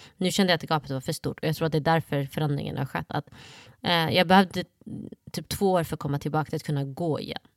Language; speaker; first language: Swedish; early bilingual, other home language; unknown